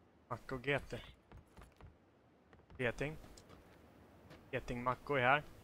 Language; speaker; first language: Swedish; native; Swedish